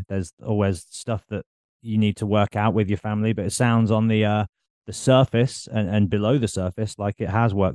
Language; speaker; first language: English; native; English